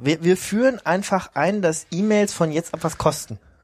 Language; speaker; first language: German; native; German